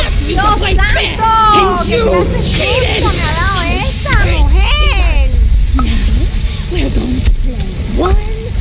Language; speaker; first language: Spanish; native; Spanish